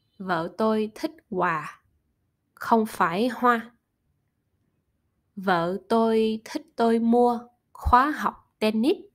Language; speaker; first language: Vietnamese; non-native, learner; German